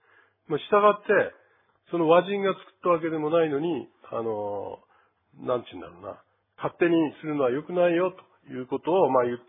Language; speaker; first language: Japanese; native; Japanese